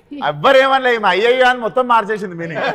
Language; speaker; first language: Telugu; native; Telugu